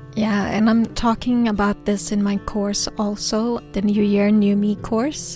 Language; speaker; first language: English; non-native, fluent; Swedish